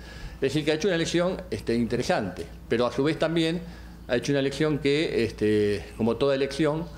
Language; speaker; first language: Spanish; native; Spanish